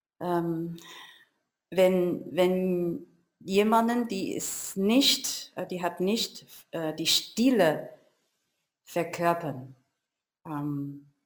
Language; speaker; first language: German; non-native, learner; Chinese